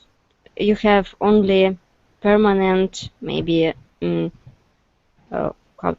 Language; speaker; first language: English; non-native, learner; Russian